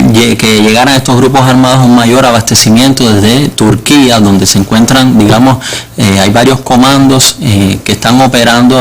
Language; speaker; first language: Spanish; native; Spanish